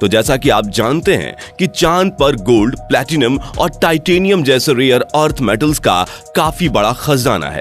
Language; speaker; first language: Hindi; native; Hindi